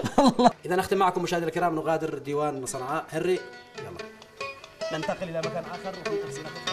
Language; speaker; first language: Arabic; native; Arabic